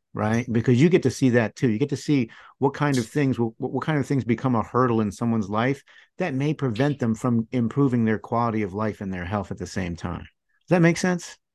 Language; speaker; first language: English; native; English